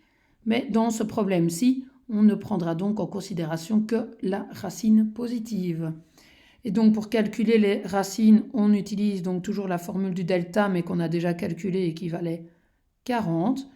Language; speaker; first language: French; native; French